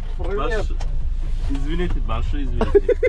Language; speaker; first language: Russian; non-native, learner; Turkish